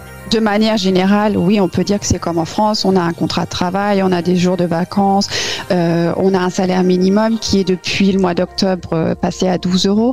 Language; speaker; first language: French; native; French